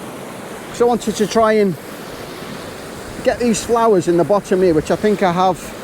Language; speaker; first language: English; native; English